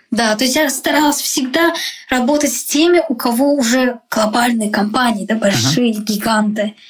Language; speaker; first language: Russian; non-native, local second language; Tajik